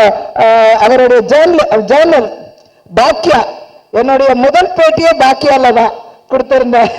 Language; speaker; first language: Tamil; native; Tamil